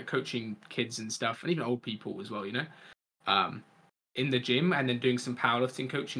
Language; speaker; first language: English; native; English